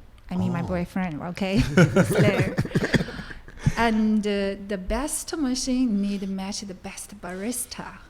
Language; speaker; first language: English; non-native, learner; Chinese